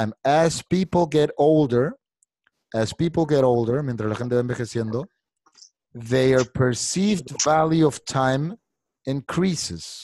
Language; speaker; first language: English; non-native, fluent; Spanish